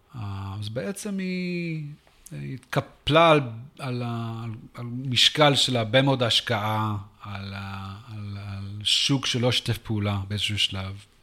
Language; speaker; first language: Hebrew; non-native, fluent; English